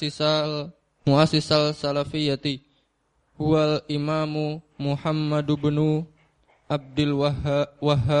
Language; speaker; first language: Arabic; non-native, learner; Indonesian